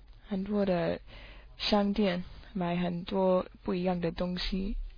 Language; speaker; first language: Chinese; non-native, learner; English